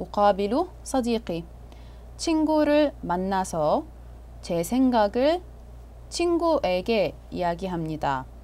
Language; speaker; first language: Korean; non-native, fluent; Arabic